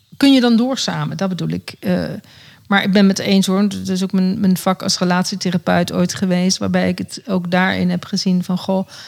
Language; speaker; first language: Dutch; native; Dutch